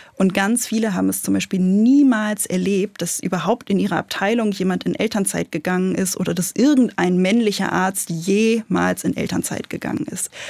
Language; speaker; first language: German; native; German